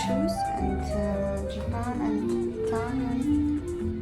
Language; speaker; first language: English; non-native, learner; Russian